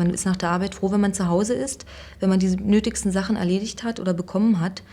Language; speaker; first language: German; native; German